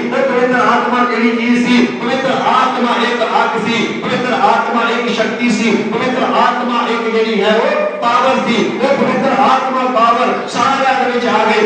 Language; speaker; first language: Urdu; non-native, local second language; Punjabi